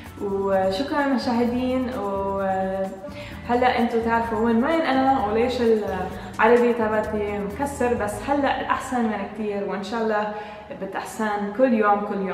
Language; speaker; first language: Arabic; non-native, learner; English